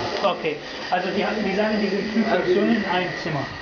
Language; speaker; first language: German; non-native, learner; Arabic